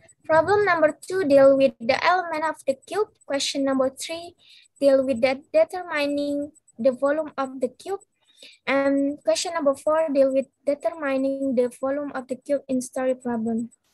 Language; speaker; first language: English; non-native, learner; Indonesian